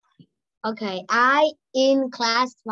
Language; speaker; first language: English; non-native, learner; Vietnamese